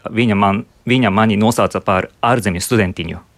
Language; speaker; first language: Latvian; non-native, fluent; Japanese